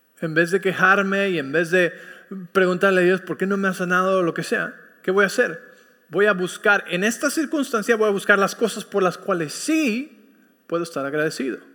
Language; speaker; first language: Spanish; early bilingual, heritage; Spanish